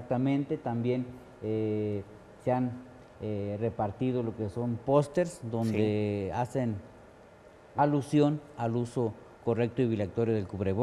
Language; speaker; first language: Spanish; native; Spanish